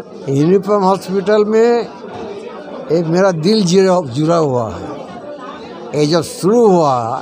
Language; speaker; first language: Hindi; non-native, local second language; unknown